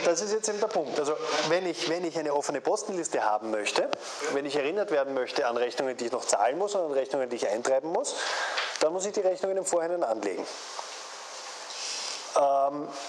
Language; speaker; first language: German; native; German